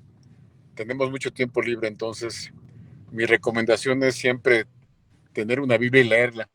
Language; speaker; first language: Spanish; native; Spanish